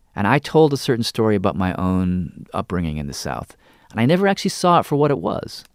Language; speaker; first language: English; native; English